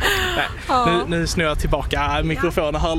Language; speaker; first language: Swedish; native; Swedish